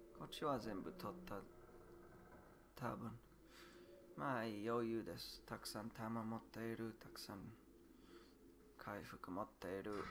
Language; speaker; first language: Japanese; non-native, learner; English